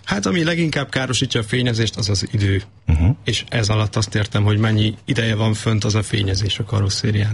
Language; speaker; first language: Hungarian; native; Hungarian